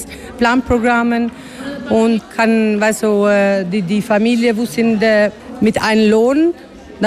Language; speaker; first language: German; non-native, learner; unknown